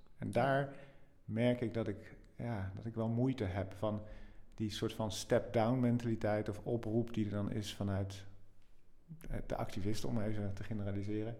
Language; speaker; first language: Dutch; native; Dutch